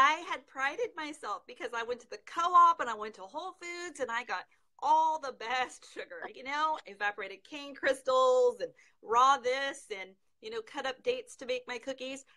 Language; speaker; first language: English; native; English